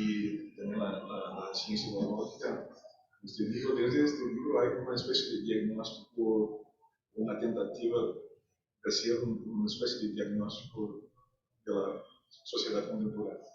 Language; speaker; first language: Spanish; non-native, fluent; Portuguese